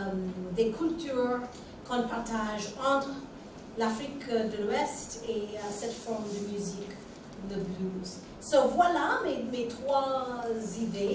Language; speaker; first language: French; non-native, fluent; English